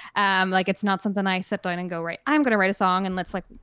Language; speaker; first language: English; native; English